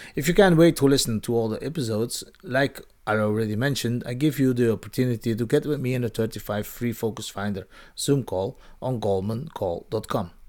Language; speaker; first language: English; non-native, fluent; Dutch